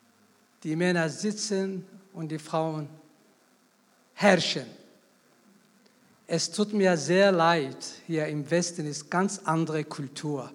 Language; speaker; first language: German; non-native, fluent; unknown